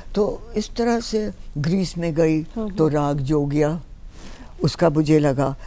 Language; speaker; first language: Hindi; native; Hindi